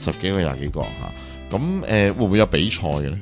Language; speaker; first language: Cantonese; native; Cantonese